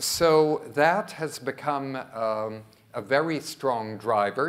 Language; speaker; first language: English; early bilingual, other home language; French